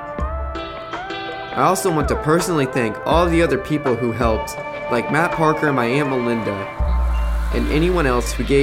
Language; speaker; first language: English; native; English